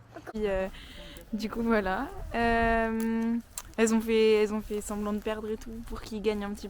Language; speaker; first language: French; native; French